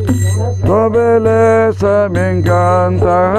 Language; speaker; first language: Italian; non-native, learner; Spanish